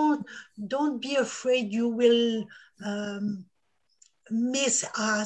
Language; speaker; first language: English; non-native, local second language; French